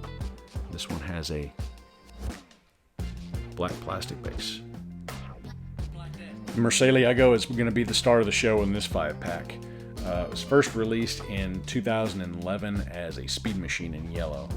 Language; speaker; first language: English; native; English